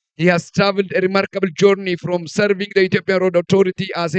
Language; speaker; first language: English; non-native, local second language; Amharic